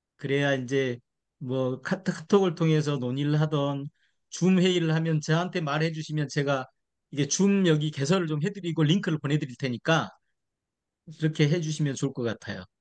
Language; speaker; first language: Korean; native; Korean